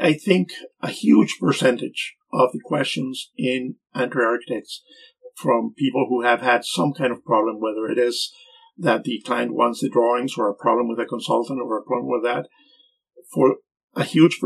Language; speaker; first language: English; non-native, fluent; Spanish